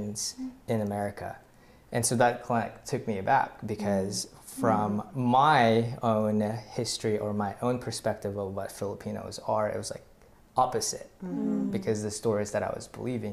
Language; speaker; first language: English; early bilingual, other home language; Filipino